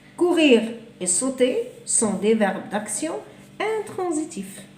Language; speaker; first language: French; non-native, local second language; Arabic